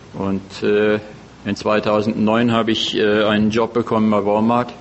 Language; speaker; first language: German; native; German